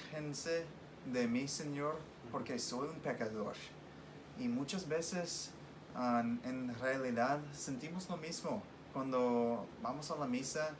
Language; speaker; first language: Spanish; non-native, fluent; English